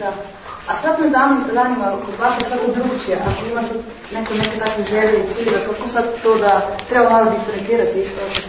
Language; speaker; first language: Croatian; non-native, learner; Slovenian